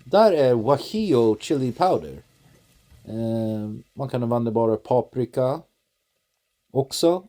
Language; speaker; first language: Swedish; non-native, learner; English